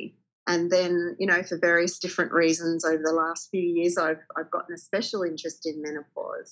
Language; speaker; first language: English; native; English